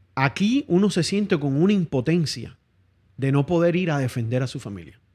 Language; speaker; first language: Spanish; native; Spanish